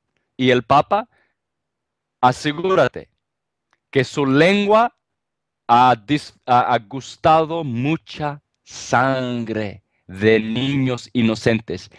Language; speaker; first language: Spanish; non-native, fluent; Italian